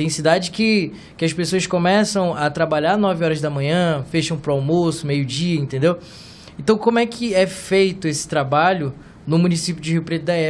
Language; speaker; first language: Portuguese; native; Portuguese